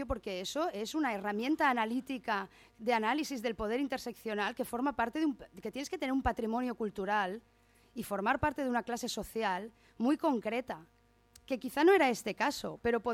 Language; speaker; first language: Spanish; native; Spanish